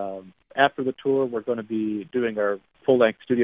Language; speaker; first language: English; native; English